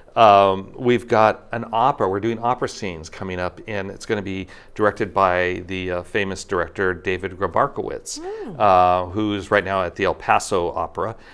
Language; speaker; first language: English; native; English